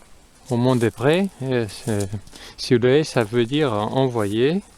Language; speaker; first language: French; non-native, fluent; Spanish